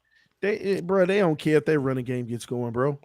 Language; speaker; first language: English; native; English